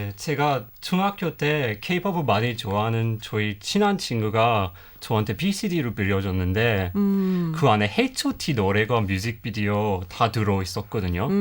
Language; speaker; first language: Korean; non-native, fluent; English